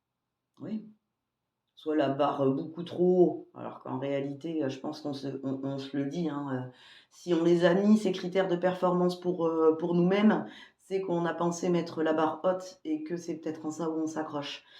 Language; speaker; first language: French; native; French